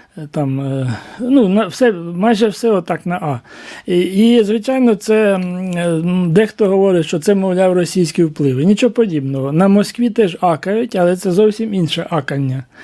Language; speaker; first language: Ukrainian; native; Ukrainian